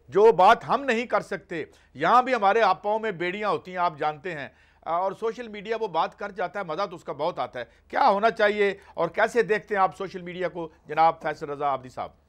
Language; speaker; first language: Urdu; non-native, local second language; Punjabi